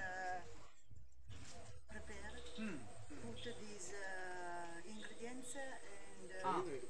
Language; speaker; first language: English; non-native, learner; Italian